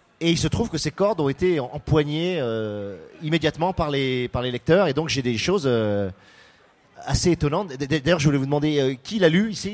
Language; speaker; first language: French; native; French